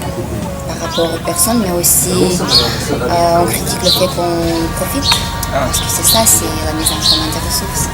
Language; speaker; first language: French; non-native, fluent; Romanian